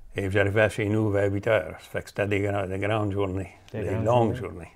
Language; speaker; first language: French; native; French